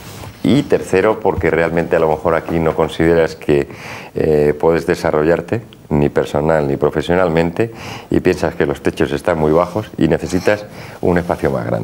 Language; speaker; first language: Spanish; native; Spanish